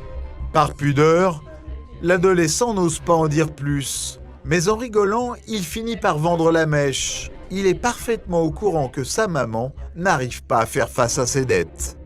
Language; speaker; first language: French; native; French